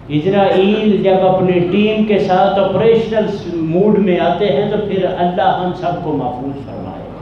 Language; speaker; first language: Urdu; non-native, local second language; Punjabi